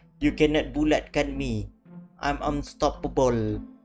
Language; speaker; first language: English; non-native, local second language; Malay